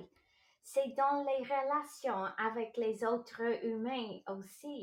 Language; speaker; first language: French; non-native, local second language; English